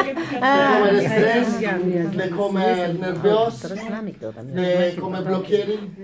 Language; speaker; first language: Swedish; non-native, learner; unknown